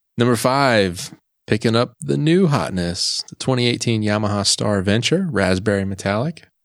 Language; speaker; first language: English; native; English